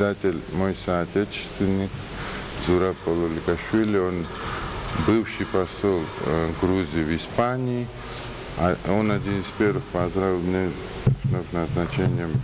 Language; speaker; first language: Russian; non-native, fluent; Georgian